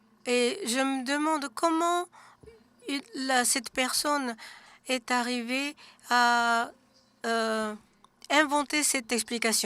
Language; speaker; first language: French; non-native, fluent; Japanese